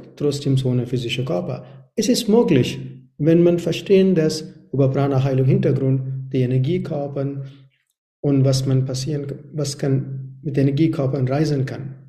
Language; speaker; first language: German; non-native, learner; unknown